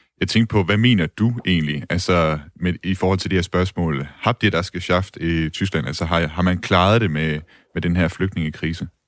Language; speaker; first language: Danish; native; Danish